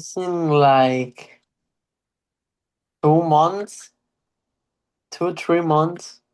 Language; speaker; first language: English; non-native, learner; Spanish